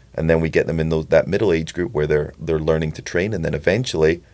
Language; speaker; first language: English; native; English